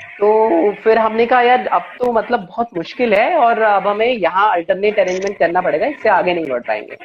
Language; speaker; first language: Hindi; native; Hindi